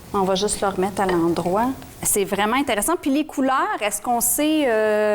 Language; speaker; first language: French; native; French